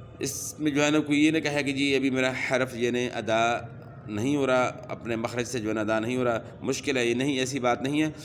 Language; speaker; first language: Urdu; native; Urdu